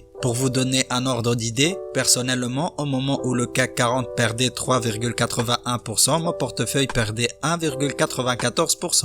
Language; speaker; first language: French; native; French